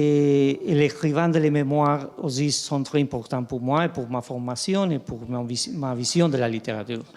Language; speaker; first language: French; non-native, fluent; Spanish